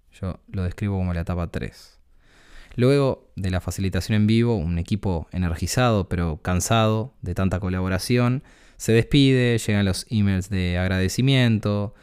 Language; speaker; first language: Spanish; native; Spanish